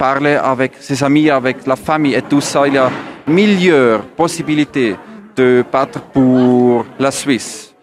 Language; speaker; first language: French; non-native, learner; German